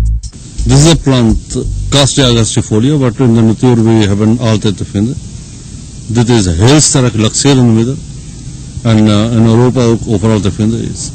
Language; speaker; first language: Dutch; non-native, learner; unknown